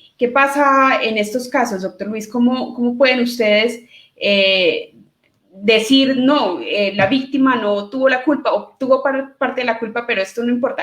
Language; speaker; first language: Spanish; native; Spanish